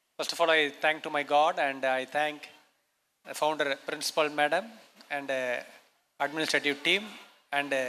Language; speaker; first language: English; non-native, local second language; Tamil